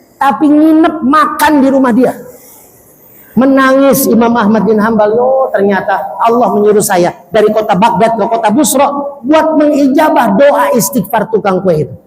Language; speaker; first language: Indonesian; native; Indonesian